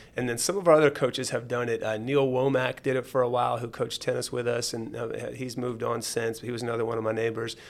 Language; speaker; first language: English; native; English